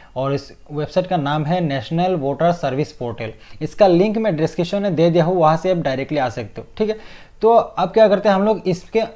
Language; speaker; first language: Hindi; non-native, fluent; Bangla